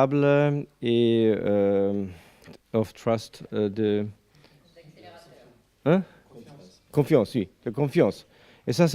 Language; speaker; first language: French; non-native, learner; German